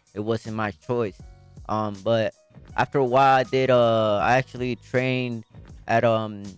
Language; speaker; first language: English; early bilingual, other home language; Spanish